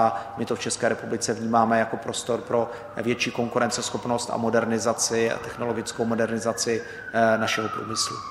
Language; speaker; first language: Czech; native; Czech